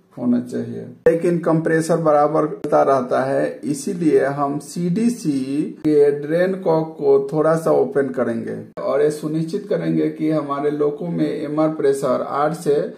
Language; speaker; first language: Hindi; native; Hindi